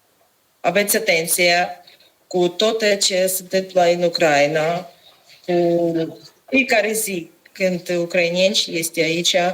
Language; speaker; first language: Romanian; non-native, learner; Ukrainian